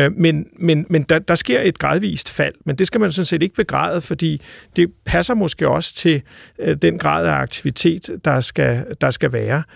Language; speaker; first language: Danish; native; Danish